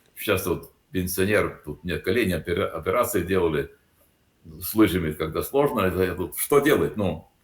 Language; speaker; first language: Russian; non-native, local second language; Latvian